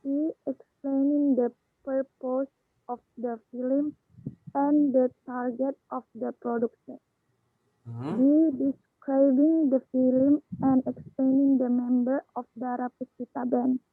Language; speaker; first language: English; non-native, learner; Indonesian